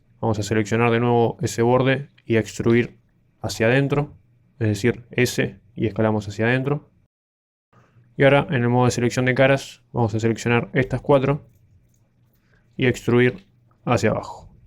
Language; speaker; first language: Spanish; native; Spanish